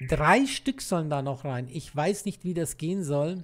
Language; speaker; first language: German; native; German